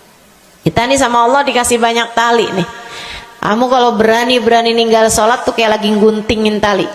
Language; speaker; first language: Indonesian; native; Indonesian